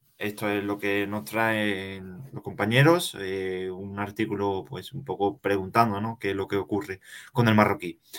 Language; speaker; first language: Spanish; native; Spanish